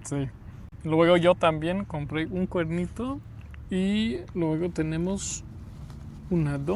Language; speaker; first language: Spanish; non-native, fluent; English